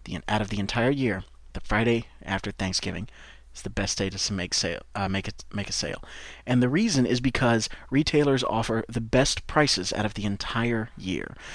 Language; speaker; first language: English; native; English